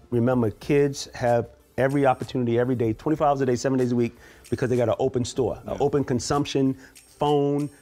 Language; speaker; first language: English; native; English